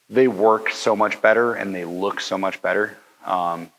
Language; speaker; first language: English; native; English